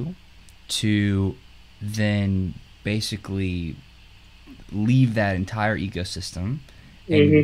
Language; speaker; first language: English; native; English